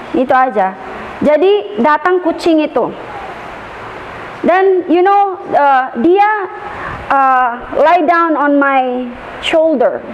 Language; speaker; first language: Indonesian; non-native, learner; Filipino